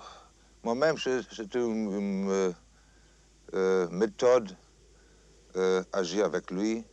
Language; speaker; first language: French; non-native, fluent; German